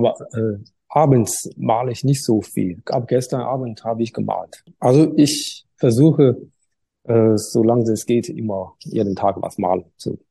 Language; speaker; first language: German; non-native, learner; Chinese